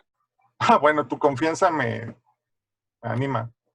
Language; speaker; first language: Spanish; native; Spanish